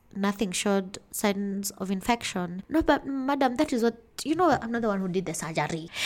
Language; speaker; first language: English; non-native, local second language; Kikuyu